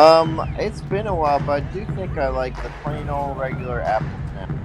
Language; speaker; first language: English; native; English